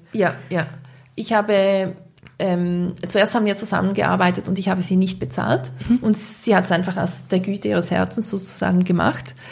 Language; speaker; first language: German; native; German